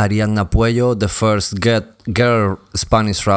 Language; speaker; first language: English; non-native, learner; Spanish